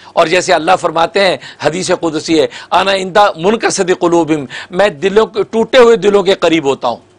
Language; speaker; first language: Hindi; non-native, local second language; Kashmiri